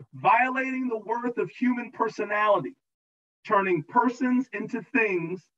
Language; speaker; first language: English; native; English